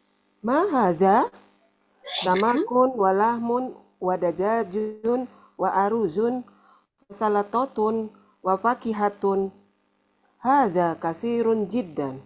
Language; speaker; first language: Arabic; non-native, learner; Indonesian